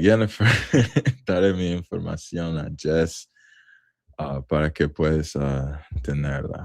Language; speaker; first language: Spanish; non-native, learner; English